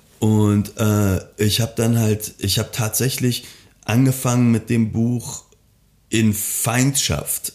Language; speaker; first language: German; early bilingual, other home language; Persian